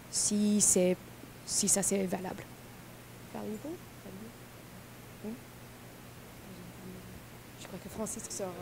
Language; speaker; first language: French; non-native, fluent; English